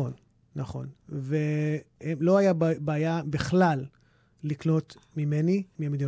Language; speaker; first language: Hebrew; early bilingual, heritage; English